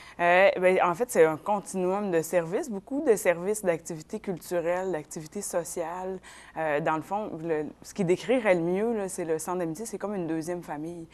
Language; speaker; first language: French; non-native, local second language; Innu-aimun